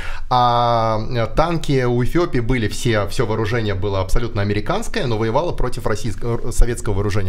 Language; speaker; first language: Russian; native; Russian